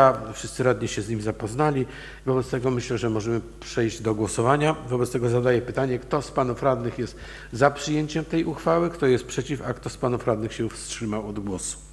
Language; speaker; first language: Polish; native; Polish